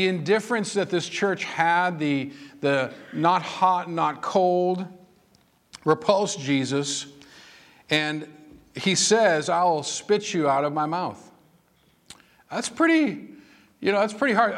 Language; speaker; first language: English; native; English